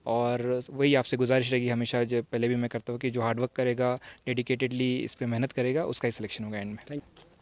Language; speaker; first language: Hindi; non-native, local second language; Marathi